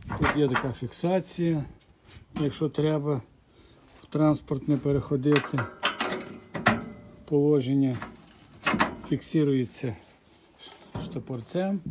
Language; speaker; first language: Ukrainian; native; Ukrainian